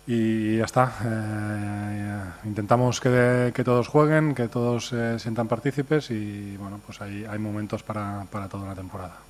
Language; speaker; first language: Spanish; non-native, local second language; Catalan